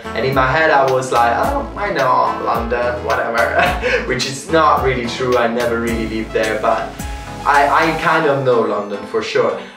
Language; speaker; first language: English; non-native, fluent; Italian